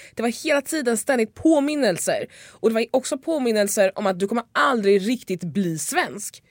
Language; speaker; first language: Swedish; native; Swedish